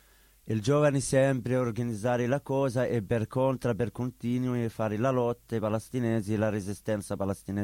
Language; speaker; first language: Italian; non-native, learner; Arabic